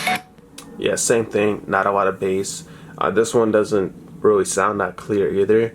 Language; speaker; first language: English; native; English